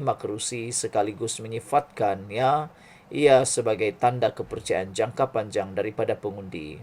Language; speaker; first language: Malay; native; Malay